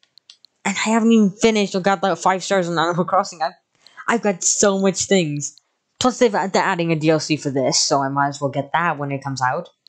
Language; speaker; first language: English; native; English